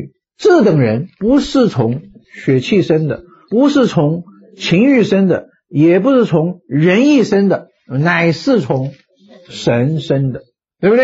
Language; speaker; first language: Chinese; native; Chinese